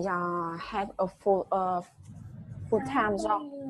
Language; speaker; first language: English; non-native, learner; Vietnamese